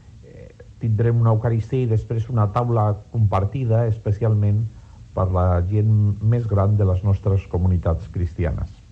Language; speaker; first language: Catalan; non-native, local second language; Spanish